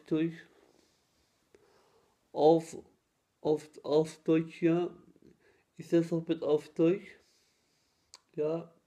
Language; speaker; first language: German; non-native, learner; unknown